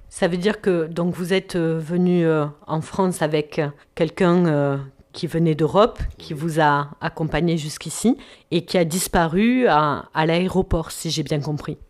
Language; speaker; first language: French; native; French